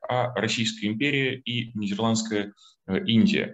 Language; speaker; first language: Russian; native; Russian